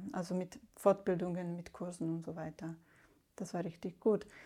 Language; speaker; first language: German; non-native, fluent; Slovak